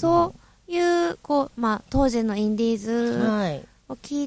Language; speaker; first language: Japanese; native; Japanese